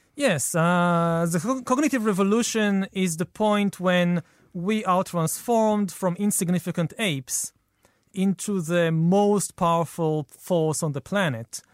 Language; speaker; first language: English; non-native, fluent; Hebrew